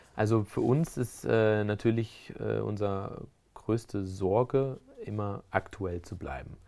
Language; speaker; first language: German; early bilingual, other home language; Spanish